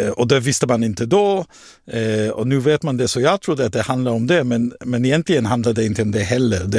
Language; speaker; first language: Swedish; non-native, fluent; Hebrew